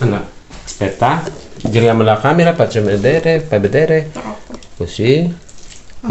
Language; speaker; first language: Italian; non-native, learner; Filipino